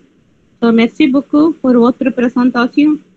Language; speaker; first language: French; non-native, learner; Tamil